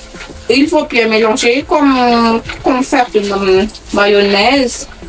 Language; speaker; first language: French; non-native, local second language; Malagasy